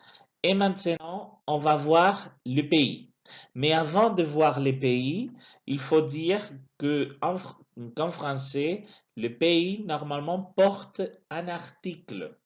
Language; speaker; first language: French; non-native, fluent; Spanish